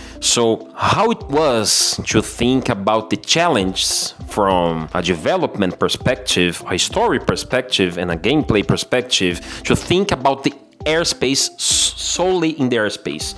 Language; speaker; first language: English; non-native, fluent; Portuguese